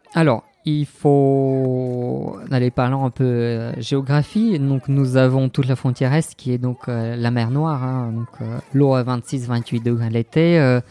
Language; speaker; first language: French; non-native, fluent; Bulgarian